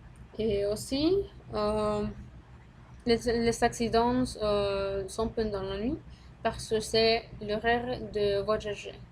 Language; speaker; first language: French; non-native, learner; Spanish